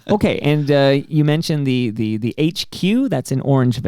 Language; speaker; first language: English; native; English